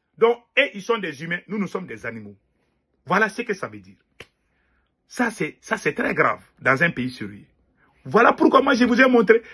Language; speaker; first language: French; non-native, local second language; Bambara